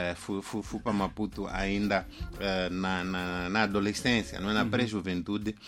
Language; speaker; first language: Portuguese; non-native, local second language; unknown